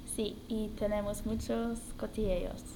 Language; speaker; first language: Spanish; non-native, learner; English